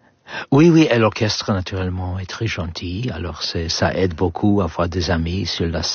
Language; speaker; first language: French; non-native, learner; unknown